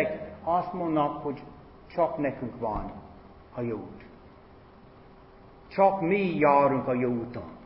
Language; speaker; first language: Hungarian; non-native, fluent; English